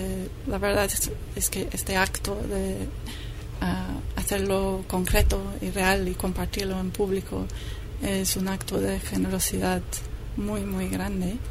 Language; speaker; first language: Spanish; non-native, fluent; English